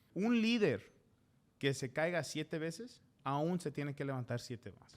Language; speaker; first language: Spanish; early bilingual, other home language; English